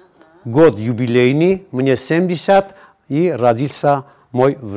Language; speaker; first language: Russian; non-native, fluent; Armenian